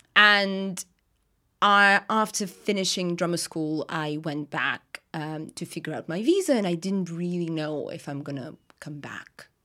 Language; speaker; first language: English; non-native, fluent; Russian